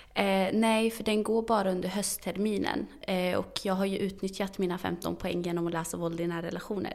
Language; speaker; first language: Swedish; early bilingual, other home language; Arabic